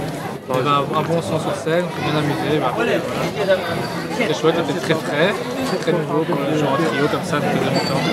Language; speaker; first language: French; native; French